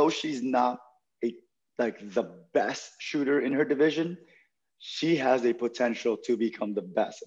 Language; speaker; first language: English; non-native, local second language; Filipino